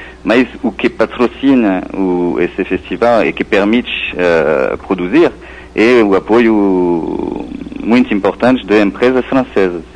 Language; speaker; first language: Portuguese; non-native, fluent; French